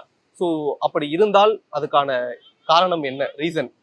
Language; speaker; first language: Tamil; native; Tamil